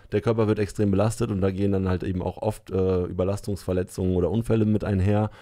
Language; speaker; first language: German; native; German